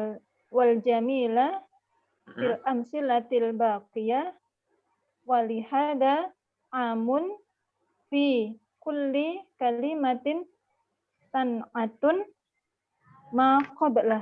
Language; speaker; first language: Arabic; non-native, learner; Indonesian